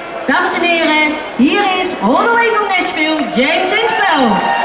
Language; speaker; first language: Dutch; native; Dutch